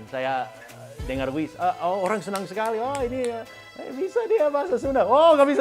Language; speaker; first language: Indonesian; non-native, fluent; English